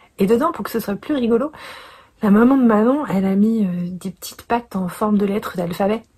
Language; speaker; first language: French; native; French